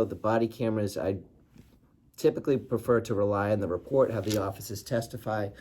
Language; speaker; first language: English; native; English